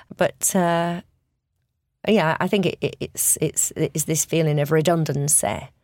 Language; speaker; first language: English; native; English